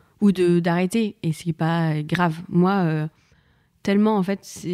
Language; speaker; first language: French; native; French